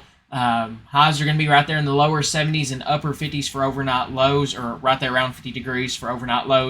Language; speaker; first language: English; native; English